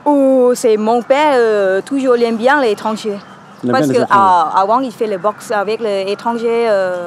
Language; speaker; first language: French; non-native, learner; Thai